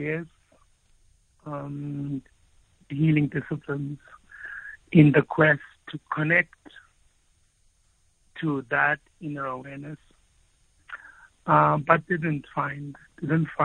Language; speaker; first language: English; non-native, local second language; Afrikaans